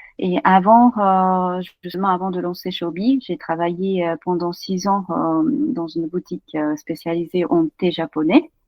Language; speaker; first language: French; non-native, fluent; Japanese